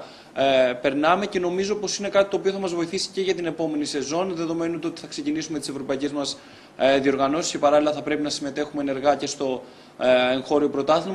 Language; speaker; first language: Greek; native; Greek